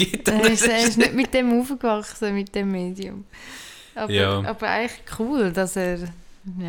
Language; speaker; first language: German; native; German